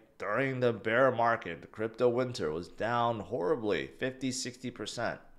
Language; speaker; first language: English; native; English